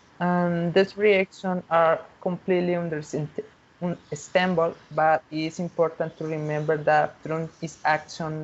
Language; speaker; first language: English; non-native, learner; Spanish